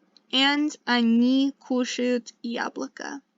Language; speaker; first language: Russian; non-native, fluent; English